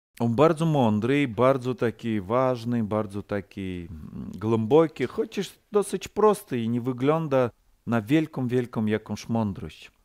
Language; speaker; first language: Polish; non-native, fluent; Ukrainian